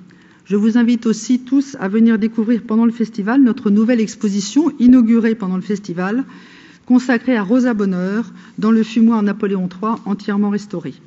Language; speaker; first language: French; native; French